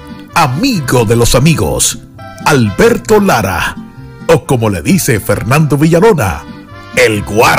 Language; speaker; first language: Spanish; native; Spanish